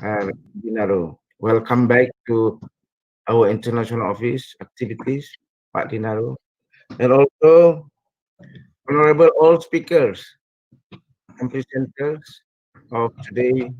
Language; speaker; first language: English; non-native, fluent; Indonesian